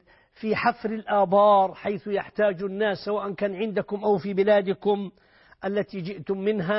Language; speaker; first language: Arabic; native; Arabic